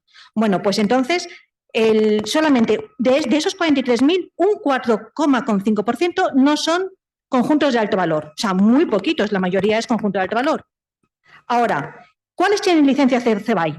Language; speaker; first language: Spanish; native; Spanish